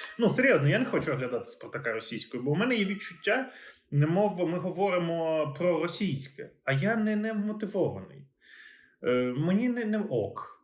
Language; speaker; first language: Ukrainian; native; Ukrainian